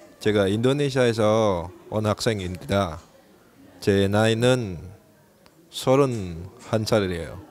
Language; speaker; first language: Korean; non-native, learner; Indonesian